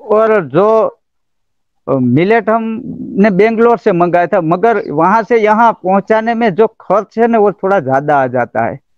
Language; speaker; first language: Hindi; non-native, local second language; Gujarati